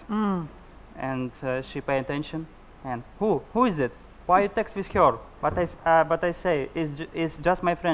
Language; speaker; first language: English; non-native, learner; Russian